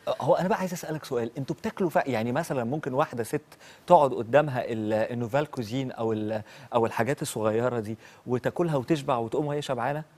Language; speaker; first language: Arabic; native; Arabic